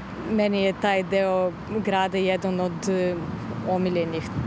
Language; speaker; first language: Serbian; non-native, fluent; Russian